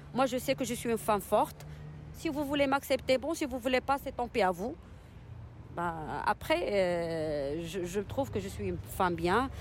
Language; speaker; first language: French; non-native, local second language; Arabic